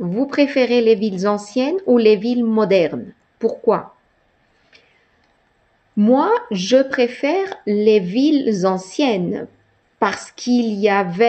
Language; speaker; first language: French; non-native, fluent; Spanish